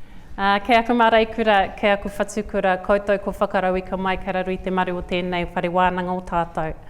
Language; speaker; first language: Māori; non-native, local second language; English